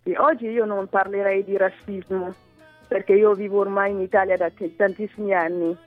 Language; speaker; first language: Italian; non-native, fluent; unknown